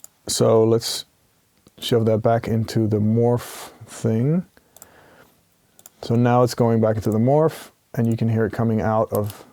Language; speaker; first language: English; non-native, fluent; Dutch